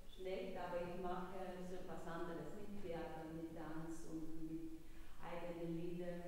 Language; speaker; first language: German; non-native, learner; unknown